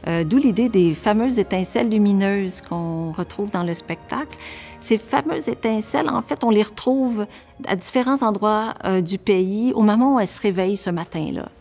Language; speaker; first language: French; native; French